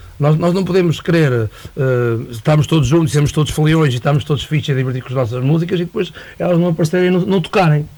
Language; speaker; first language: Portuguese; native; Portuguese